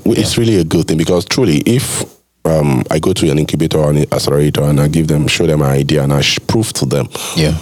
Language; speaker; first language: English; non-native, local second language; Yoruba